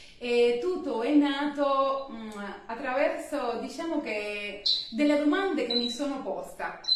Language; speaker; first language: Italian; non-native, fluent; Spanish